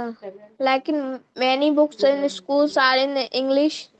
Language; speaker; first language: English; non-native, learner; Hindi